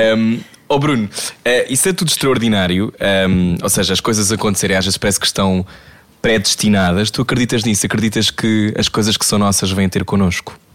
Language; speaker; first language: Portuguese; native; Portuguese